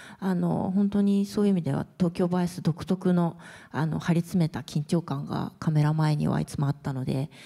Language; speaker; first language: Japanese; native; Japanese